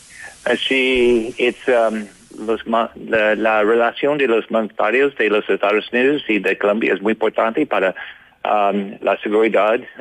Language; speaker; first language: Spanish; non-native, learner; English